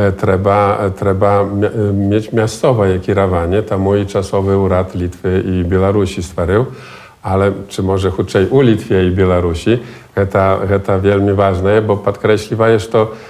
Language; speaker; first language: Polish; non-native, local second language; Belarusian